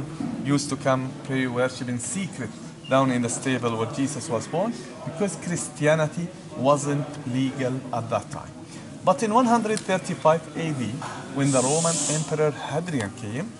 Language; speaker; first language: English; non-native, fluent; Arabic